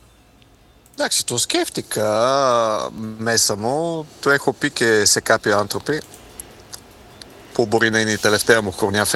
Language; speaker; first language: Greek; non-native, fluent; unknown